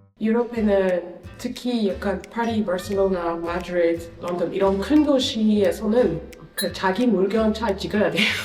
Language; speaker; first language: Korean; non-native, fluent; French